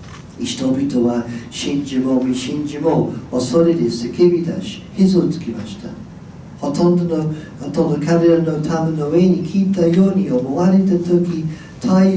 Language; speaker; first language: Japanese; non-native, fluent; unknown